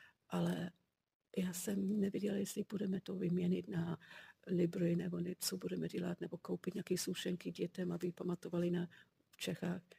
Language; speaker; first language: Czech; non-native, fluent; English